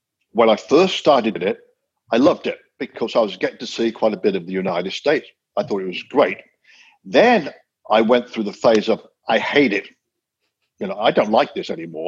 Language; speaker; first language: English; native; English